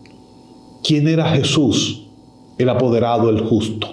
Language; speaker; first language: Spanish; native; Spanish